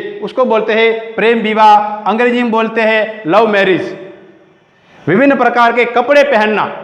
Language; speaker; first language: Hindi; native; Hindi